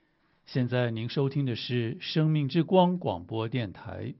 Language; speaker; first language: Chinese; native; Chinese